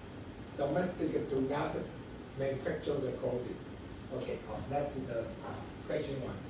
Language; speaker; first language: English; non-native, learner; Chinese